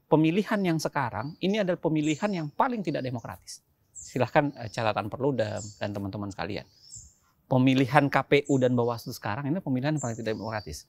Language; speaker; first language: Indonesian; native; Indonesian